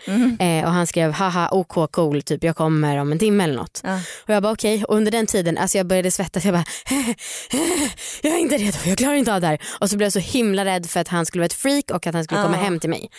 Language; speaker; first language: Swedish; native; Swedish